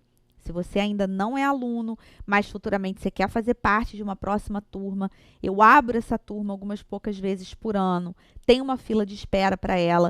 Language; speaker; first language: Portuguese; native; Portuguese